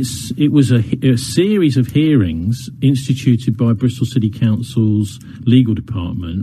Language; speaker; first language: English; native; English